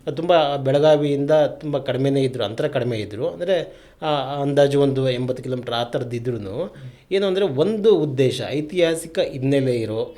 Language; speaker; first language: Kannada; native; Kannada